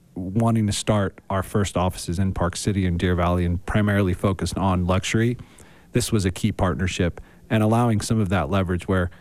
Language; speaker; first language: English; native; English